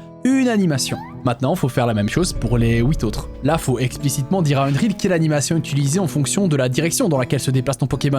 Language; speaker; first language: French; native; French